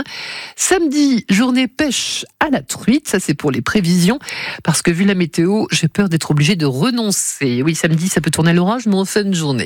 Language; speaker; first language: French; native; French